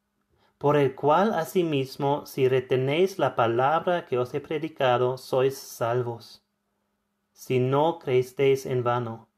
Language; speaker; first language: Spanish; non-native, fluent; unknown